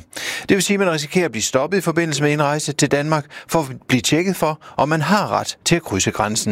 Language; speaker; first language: Danish; native; Danish